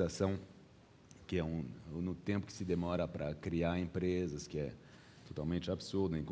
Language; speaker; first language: Portuguese; early bilingual, heritage; Portuguese